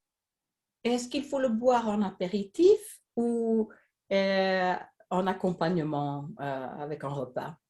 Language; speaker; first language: French; non-native, fluent; Swedish